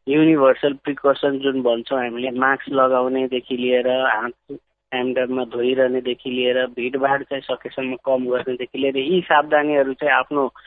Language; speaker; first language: Nepali; non-native, local second language; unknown